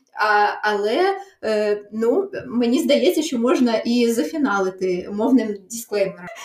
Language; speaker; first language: Ukrainian; non-native, local second language; Russian